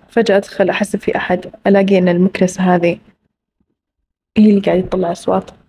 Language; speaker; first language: Arabic; early bilingual, heritage; Arabic